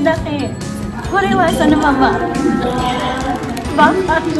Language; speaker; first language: Japanese; non-native, learner; Filipino